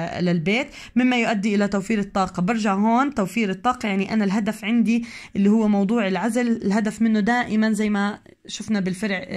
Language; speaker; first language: Arabic; native; Arabic